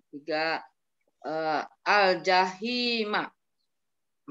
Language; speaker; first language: Arabic; non-native, learner; Indonesian